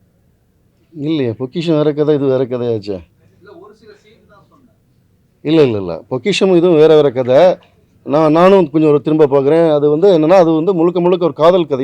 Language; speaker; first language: Tamil; native; Tamil